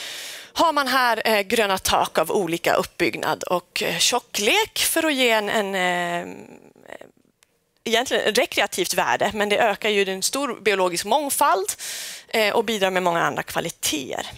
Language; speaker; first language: Swedish; native; Swedish